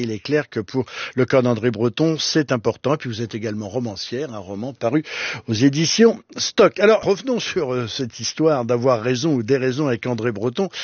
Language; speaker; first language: French; native; French